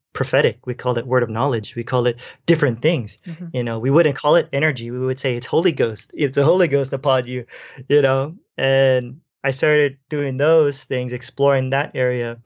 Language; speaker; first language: English; native; English